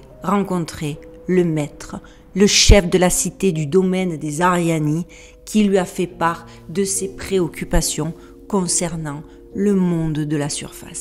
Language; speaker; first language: French; native; French